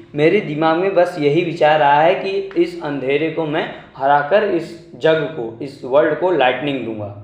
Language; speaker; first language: Hindi; non-native, local second language; Marathi